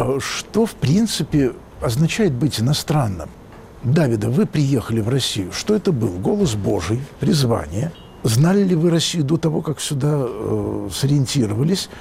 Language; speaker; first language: Russian; native; Russian